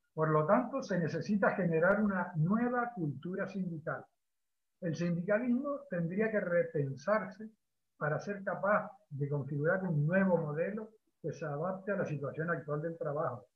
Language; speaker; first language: Spanish; native; Spanish